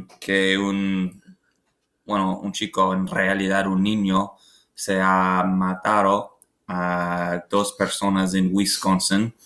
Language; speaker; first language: Spanish; non-native, learner; English